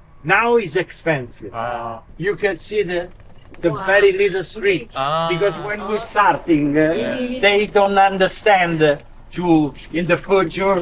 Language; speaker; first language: English; non-native, learner; Italian